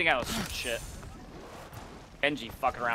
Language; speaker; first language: English; native; English